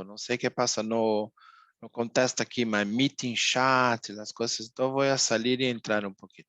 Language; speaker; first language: Spanish; non-native, fluent; Portuguese